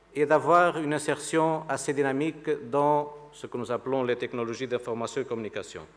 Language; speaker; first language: French; non-native, fluent; Portuguese